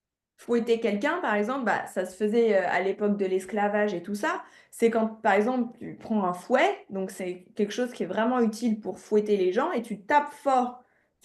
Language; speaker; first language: French; native; French